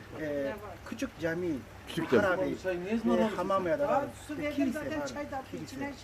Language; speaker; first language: Turkish; non-native, learner; Japanese